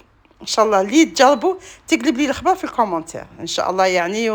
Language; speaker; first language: Arabic; native; Arabic